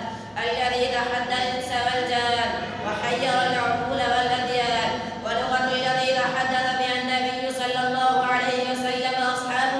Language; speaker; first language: Arabic; non-native, fluent; Urdu